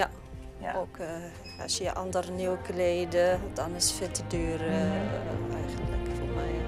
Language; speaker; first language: Dutch; non-native, learner; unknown